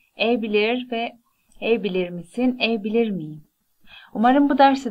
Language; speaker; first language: Turkish; non-native, fluent; Persian